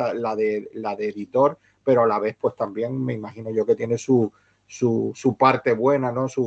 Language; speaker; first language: Spanish; native; Spanish